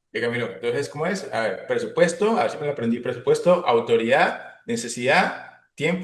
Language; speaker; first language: Spanish; native; Spanish